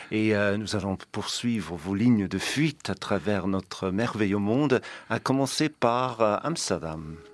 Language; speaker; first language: French; non-native, fluent; English